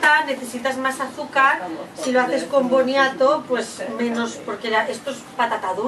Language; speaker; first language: Spanish; native; Spanish